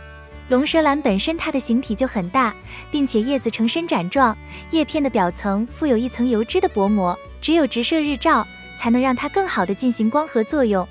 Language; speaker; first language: Chinese; native; Chinese